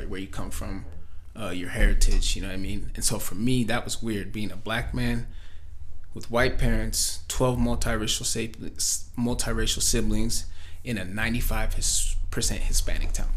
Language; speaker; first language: English; native; English